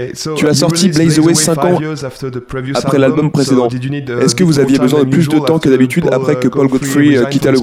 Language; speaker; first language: French; native; French